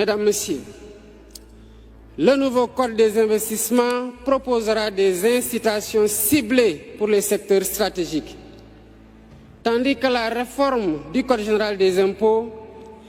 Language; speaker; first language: French; non-native, local second language; Serer